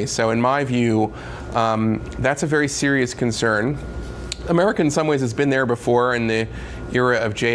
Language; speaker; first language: English; native; English